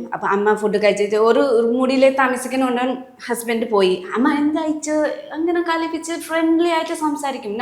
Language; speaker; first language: Malayalam; non-native, learner; Nepali